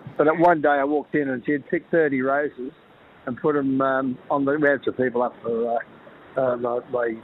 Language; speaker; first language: English; native; English